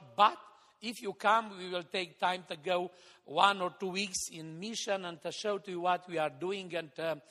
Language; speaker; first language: English; non-native, fluent; Romanian